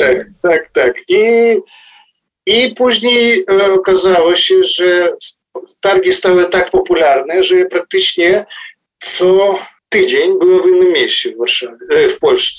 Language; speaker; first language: Polish; non-native, fluent; Ukrainian